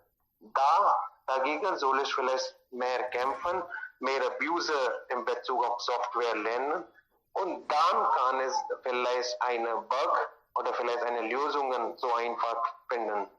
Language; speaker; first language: German; non-native, learner; Hindi